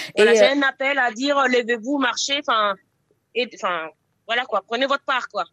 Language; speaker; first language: French; non-native, local second language; Mossi